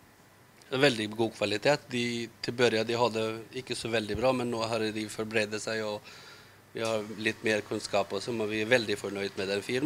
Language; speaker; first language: Norwegian; non-native, learner; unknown